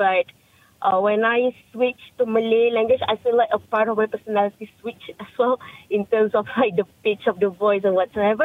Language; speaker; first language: English; non-native, local second language; Malay